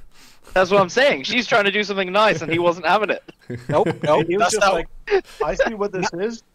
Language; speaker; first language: English; native; English